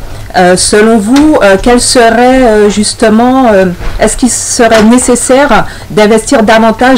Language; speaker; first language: French; native; French